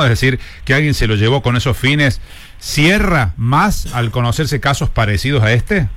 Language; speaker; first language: Spanish; native; Spanish